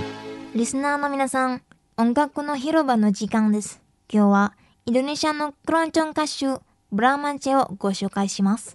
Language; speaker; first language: Japanese; non-native, fluent; Indonesian